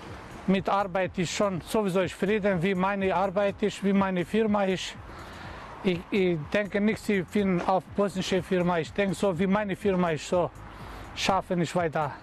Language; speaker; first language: German; non-native, learner; Bosnian